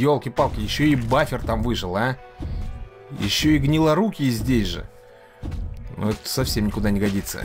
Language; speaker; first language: Russian; native; Russian